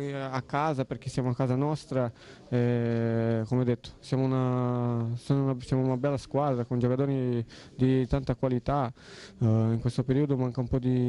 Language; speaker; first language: Italian; non-native, fluent; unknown